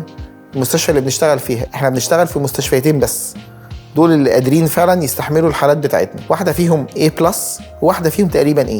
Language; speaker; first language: Arabic; native; Arabic